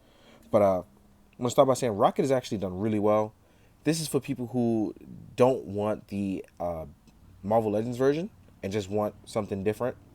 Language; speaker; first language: English; native; English